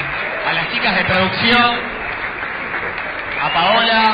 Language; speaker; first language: Spanish; native; Spanish